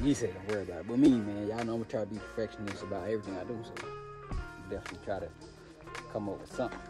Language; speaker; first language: English; native; English